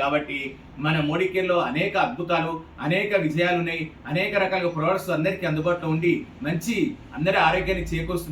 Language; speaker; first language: Telugu; native; Telugu